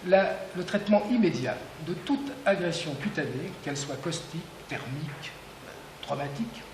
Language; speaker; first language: French; native; French